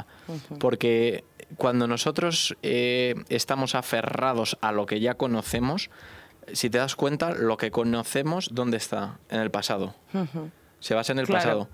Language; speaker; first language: Spanish; native; Spanish